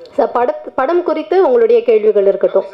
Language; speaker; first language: Tamil; native; Tamil